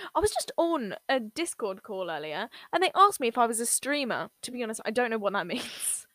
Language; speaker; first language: English; native; English